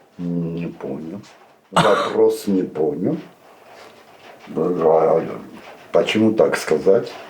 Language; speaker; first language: Russian; non-native, fluent; Armenian